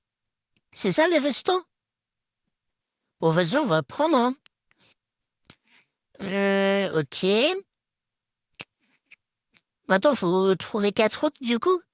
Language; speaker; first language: French; native; French